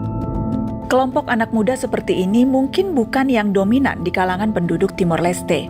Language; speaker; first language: Indonesian; native; Indonesian